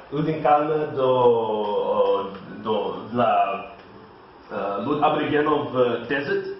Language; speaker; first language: Polish; non-native, learner; English